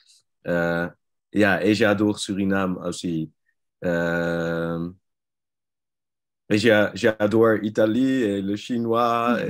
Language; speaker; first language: French; non-native, learner; Dutch